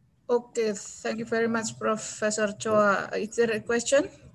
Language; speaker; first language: English; non-native, fluent; Indonesian